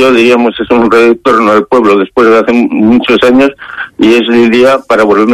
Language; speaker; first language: Spanish; native; Spanish